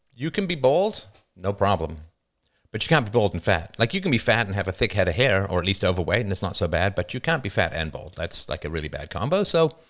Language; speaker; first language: English; native; English